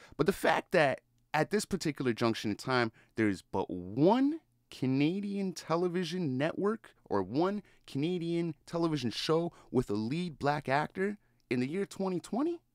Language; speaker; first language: English; native; English